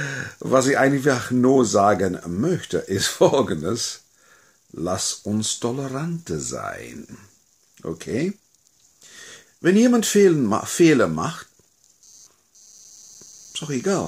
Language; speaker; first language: German; non-native, fluent; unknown